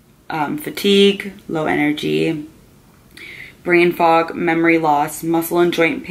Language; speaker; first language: English; native; English